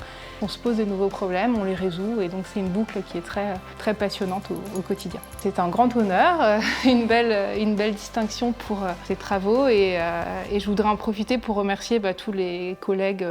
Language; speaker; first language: French; native; French